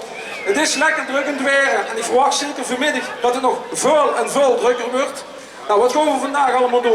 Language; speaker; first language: Dutch; non-native, local second language; Limburgish